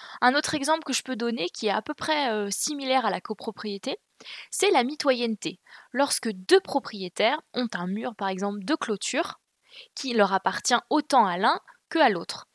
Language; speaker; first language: French; native; French